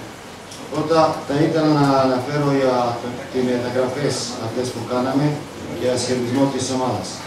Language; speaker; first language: Greek; non-native, fluent; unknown